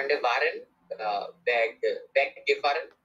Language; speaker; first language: German; non-native, learner; Bangla